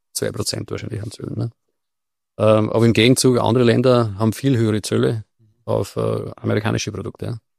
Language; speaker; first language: German; native; German